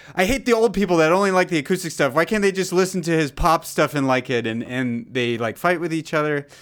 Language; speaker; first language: English; native; English